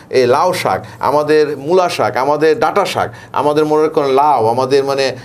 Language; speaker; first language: Bangla; native; Bangla